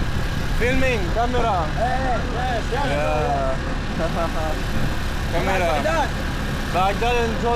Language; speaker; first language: English; non-native, learner; French